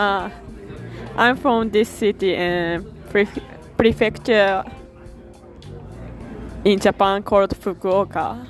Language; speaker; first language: English; non-native, learner; Japanese